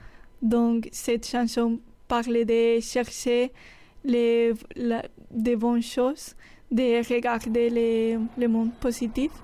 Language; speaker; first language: French; non-native, fluent; Spanish